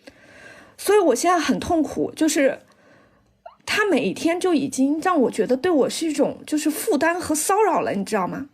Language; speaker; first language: Chinese; native; Chinese